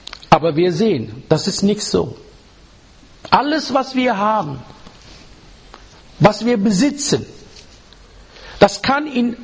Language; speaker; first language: German; non-native, fluent; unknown